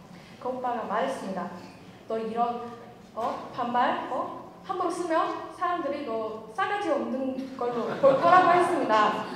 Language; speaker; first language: Korean; non-native, fluent; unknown